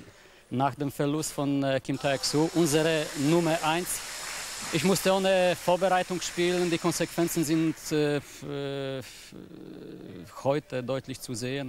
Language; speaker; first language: German; non-native, fluent; Polish